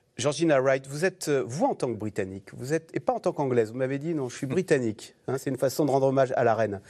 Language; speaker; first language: French; native; French